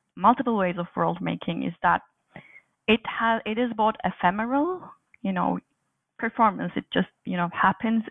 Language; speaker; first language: English; non-native, fluent; Turkish